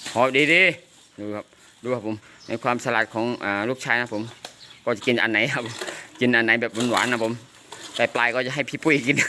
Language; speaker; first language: Thai; non-native, local second language; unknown